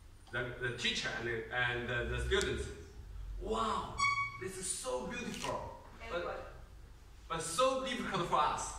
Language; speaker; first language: English; non-native, learner; Chinese